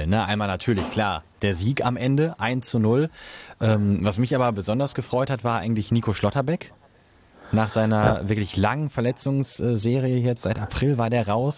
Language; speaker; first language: German; native; German